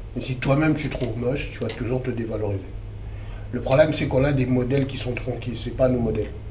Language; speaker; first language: French; early bilingual, other home language; Lingala